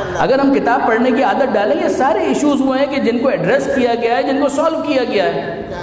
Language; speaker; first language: Urdu; non-native, local second language; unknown